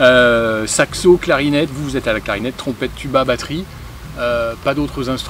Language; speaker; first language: French; native; French